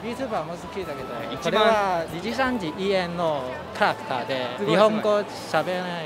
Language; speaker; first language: Japanese; non-native, learner; Cantonese